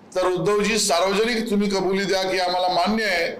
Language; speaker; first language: Marathi; non-native, local second language; Konkani